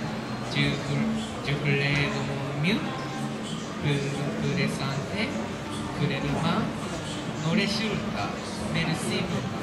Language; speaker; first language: French; non-native, learner; Japanese